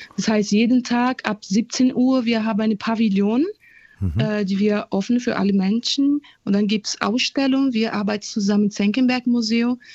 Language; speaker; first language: German; non-native, fluent; Portuguese